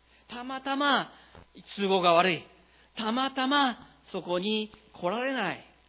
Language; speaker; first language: Japanese; native; Japanese